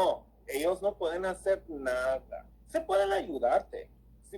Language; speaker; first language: Spanish; early bilingual, heritage; English